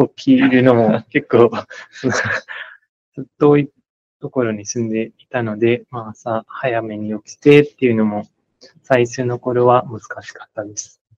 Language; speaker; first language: Japanese; non-native, fluent; Nepali